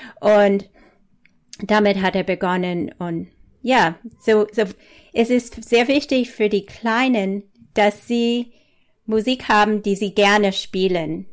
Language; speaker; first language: German; non-native, fluent; English